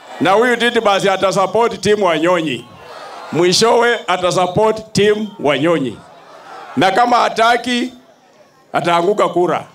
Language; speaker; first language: Swahili; non-native, local second language; Luyia